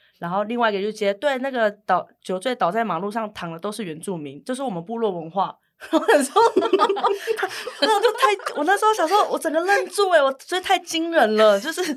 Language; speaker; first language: Chinese; native; Chinese